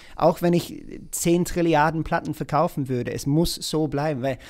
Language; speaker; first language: German; non-native, fluent; English